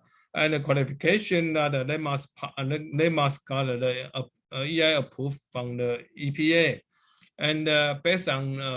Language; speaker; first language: English; non-native, learner; Chinese